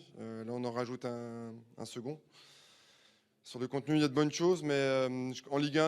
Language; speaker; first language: French; native; French